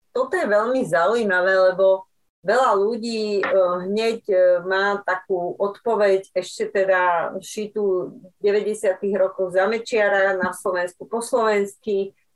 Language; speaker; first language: Slovak; native; Slovak